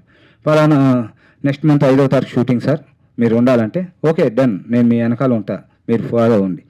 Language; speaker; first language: Telugu; native; Telugu